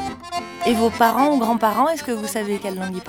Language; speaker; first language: French; native; French